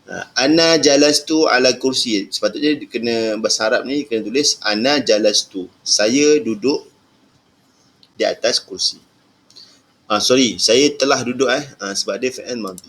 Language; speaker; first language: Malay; native; Malay